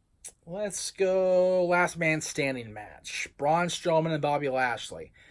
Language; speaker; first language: English; native; English